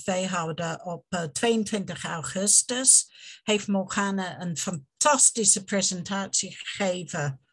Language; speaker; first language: Dutch; non-native, fluent; English